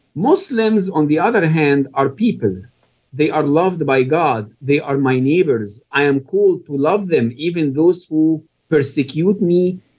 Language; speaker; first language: English; non-native, fluent; Arabic